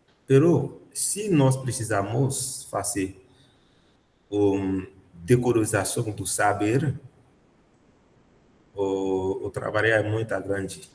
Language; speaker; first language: Portuguese; non-native, learner; Haitian Creole